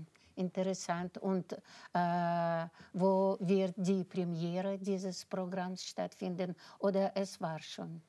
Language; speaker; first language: German; non-native, fluent; Russian